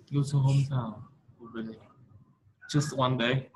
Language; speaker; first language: English; non-native, fluent; Vietnamese